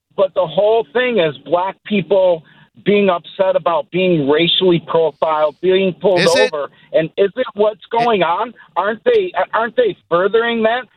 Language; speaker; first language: English; native; English